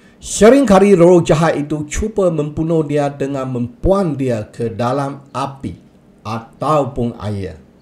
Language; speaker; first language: Malay; non-native, local second language; Chinese